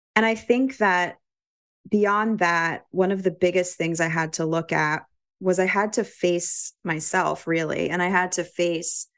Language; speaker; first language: English; native; English